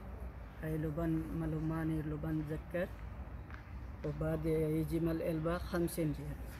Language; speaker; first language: Arabic; non-native, learner; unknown